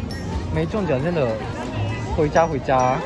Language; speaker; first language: Chinese; non-native, fluent; Japanese